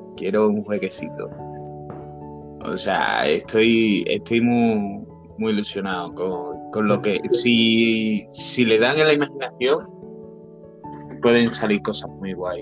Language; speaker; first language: Spanish; native; Spanish